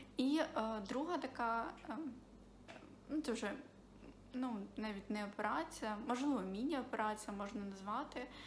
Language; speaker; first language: Ukrainian; non-native, local second language; Russian